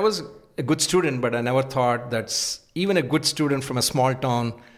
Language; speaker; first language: English; non-native, local second language; Telugu